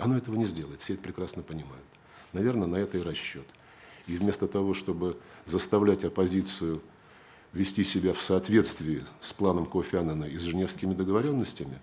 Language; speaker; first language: Russian; native; Russian